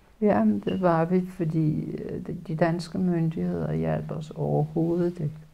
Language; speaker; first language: Danish; early bilingual, other home language; Polish